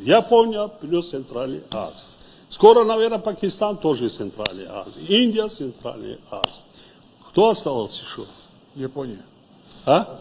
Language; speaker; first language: Russian; non-native, local second language; Tajik